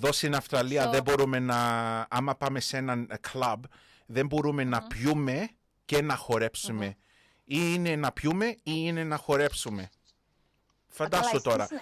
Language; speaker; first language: Greek; early bilingual, heritage; Greek